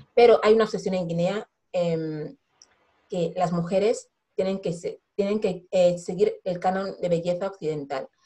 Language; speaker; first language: Spanish; non-native, local second language; Fang